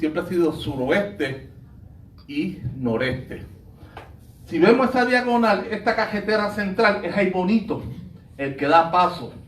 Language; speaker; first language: Spanish; native; Spanish